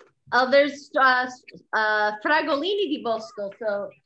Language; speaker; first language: Italian; non-native, fluent; English